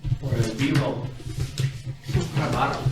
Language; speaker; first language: Spanish; non-native, fluent; English